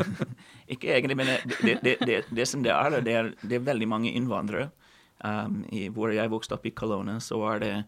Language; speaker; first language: Norwegian; non-native, fluent; English